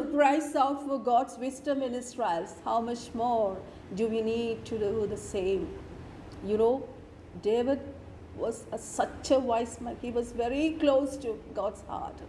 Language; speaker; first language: English; non-native, local second language; Malayalam